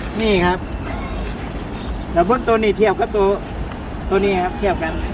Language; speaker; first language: Thai; non-native, local second language; Northeastern Thai